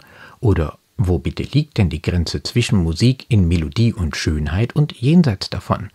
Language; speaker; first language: German; native; German